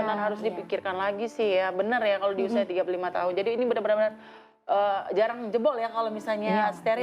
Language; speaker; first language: Indonesian; native; Indonesian